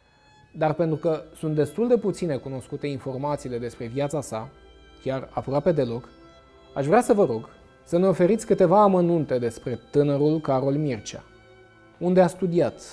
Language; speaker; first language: Romanian; native; Romanian